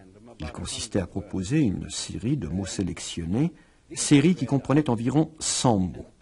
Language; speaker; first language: French; native; French